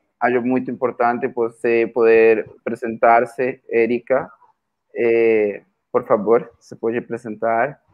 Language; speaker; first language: Portuguese; non-native, fluent; Spanish